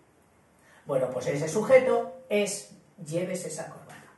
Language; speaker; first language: Spanish; native; Spanish